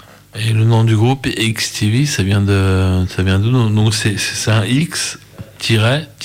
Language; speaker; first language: French; native; French